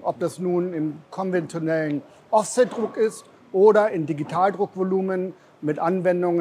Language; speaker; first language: German; native; German